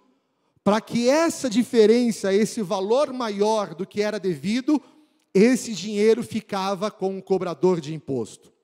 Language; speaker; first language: Portuguese; native; Portuguese